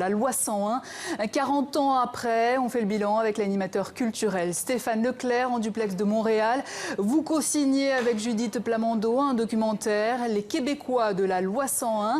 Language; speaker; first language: French; native; French